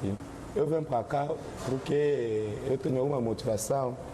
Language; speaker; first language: Portuguese; non-native, learner; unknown